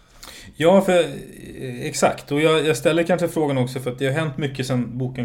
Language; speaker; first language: Swedish; native; Swedish